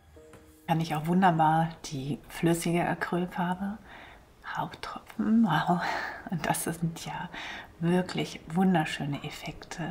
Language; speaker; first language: German; native; German